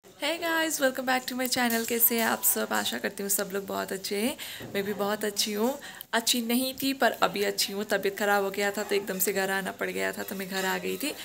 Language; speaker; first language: Hindi; non-native, local second language; Nepali